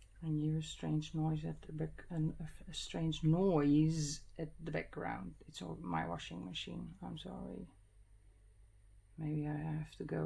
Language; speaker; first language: English; non-native, fluent; Dutch